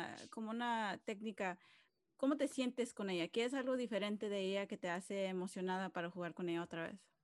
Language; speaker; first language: Spanish; early bilingual, other home language; English